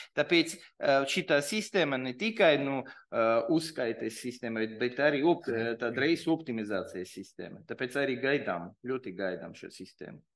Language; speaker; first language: Latvian; non-native, local second language; Russian